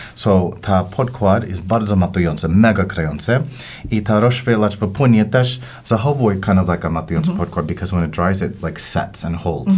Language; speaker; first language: Polish; non-native, learner; English